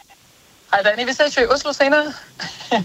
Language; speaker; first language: Danish; native; Danish